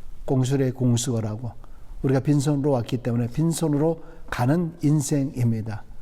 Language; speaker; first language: Korean; native; Korean